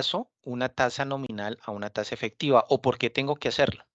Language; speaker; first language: Spanish; native; Spanish